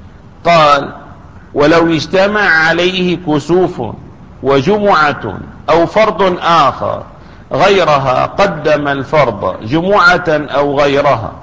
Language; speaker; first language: Arabic; native; Arabic